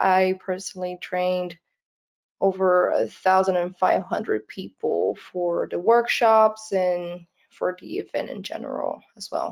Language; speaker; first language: English; non-native, fluent; Portuguese